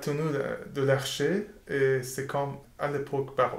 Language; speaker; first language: French; non-native, learner; Persian